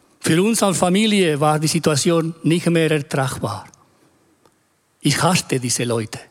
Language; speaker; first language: German; non-native, fluent; Spanish